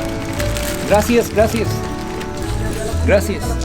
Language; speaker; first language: Spanish; non-native, learner; Hindi